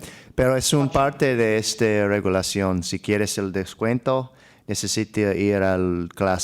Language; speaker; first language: Spanish; non-native, learner; English